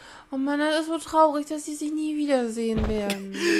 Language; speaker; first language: German; native; German